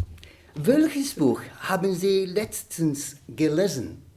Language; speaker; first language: German; non-native, learner; Spanish